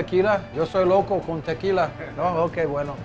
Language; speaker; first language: Spanish; non-native, learner; English